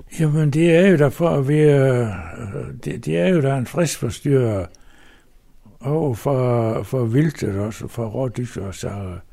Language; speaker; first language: Danish; native; Danish